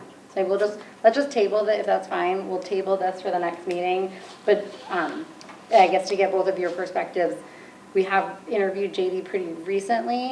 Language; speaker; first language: English; native; English